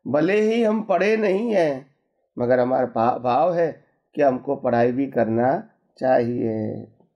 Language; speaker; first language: Hindi; non-native, local second language; Gujarati